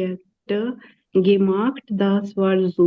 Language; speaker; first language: German; non-native, learner; Hindi